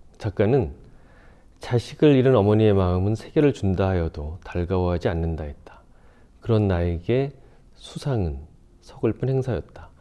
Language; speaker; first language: Korean; native; Korean